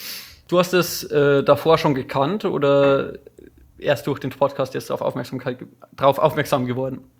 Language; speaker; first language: German; native; German